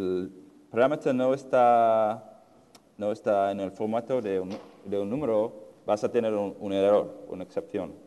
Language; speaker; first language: Spanish; non-native, fluent; English